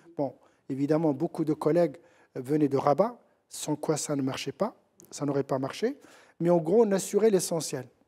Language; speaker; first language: French; non-native, local second language; Central Atlas Tamazight